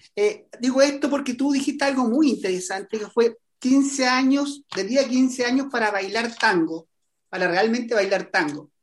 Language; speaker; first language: Spanish; native; Spanish